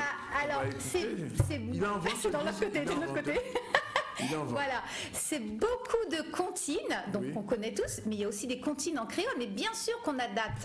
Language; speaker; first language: French; native; French